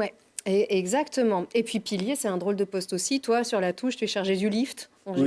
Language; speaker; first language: French; native; French